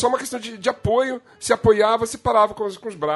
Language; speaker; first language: Portuguese; native; Portuguese